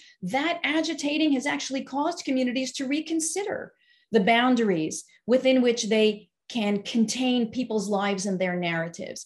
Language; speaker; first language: English; native; English